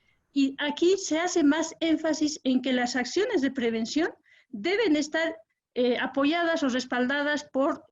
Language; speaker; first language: Spanish; native; Spanish